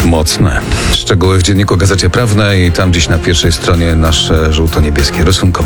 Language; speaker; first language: Polish; native; Polish